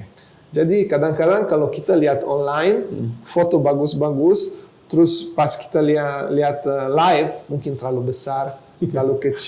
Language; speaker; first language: Indonesian; non-native, fluent; Italian